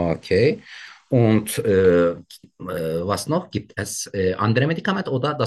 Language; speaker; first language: German; non-native, learner; Turkish